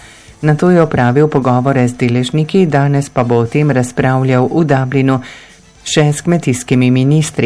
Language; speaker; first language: Slovenian; native; Slovenian